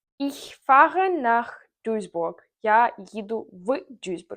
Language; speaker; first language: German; non-native, fluent; Ukrainian